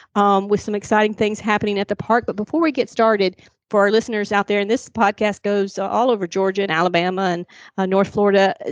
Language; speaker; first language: English; native; English